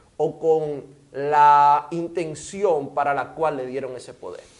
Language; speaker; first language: Spanish; native; Spanish